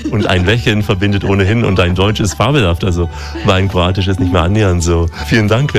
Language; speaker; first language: German; native; German